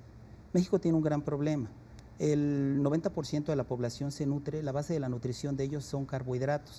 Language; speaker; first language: Spanish; native; Spanish